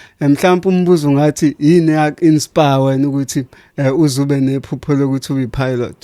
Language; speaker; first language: Zulu; native; Zulu